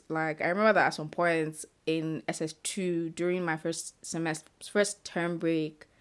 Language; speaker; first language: English; non-native, local second language; Yoruba